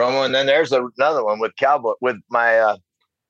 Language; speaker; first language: English; native; English